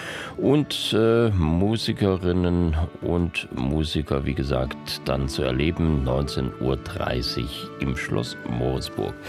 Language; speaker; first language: German; native; German